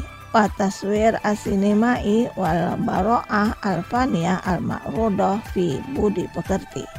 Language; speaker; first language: Arabic; non-native, fluent; Indonesian